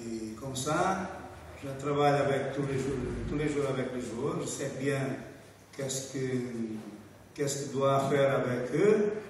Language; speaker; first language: French; non-native, fluent; Portuguese